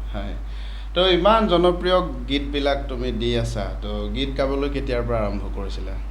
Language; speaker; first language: Assamese; non-native, local second language; Mising